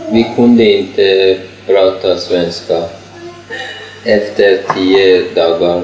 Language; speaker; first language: Swedish; non-native, learner; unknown